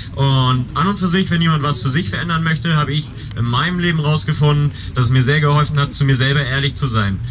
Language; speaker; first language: German; native; German